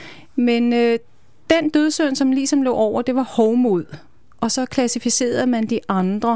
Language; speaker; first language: Danish; native; Danish